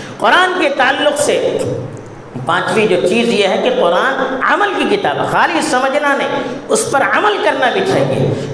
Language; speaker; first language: Urdu; non-native, local second language; Konkani